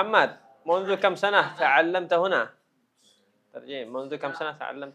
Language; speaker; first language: Arabic; non-native, fluent; Indonesian